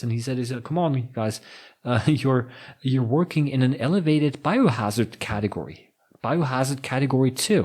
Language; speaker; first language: English; non-native, fluent; German